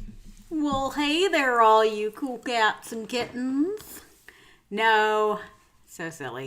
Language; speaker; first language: English; native; English